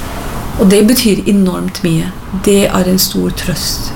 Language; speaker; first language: Norwegian; non-native, fluent; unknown